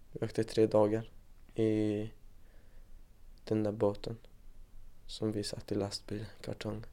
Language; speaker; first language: Swedish; non-native, fluent; Persian